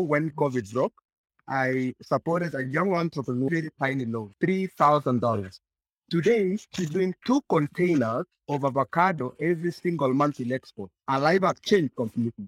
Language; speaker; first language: English; non-native, local second language; Kikuyu